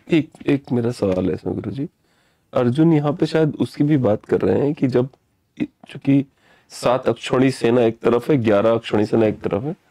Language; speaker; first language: Hindi; native; Hindi